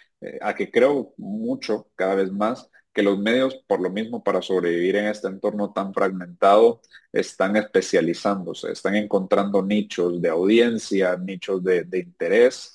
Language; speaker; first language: Spanish; native; Spanish